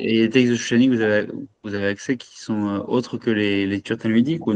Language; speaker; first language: French; native; French